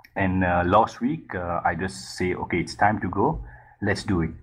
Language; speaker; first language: English; non-native, fluent; Morisyen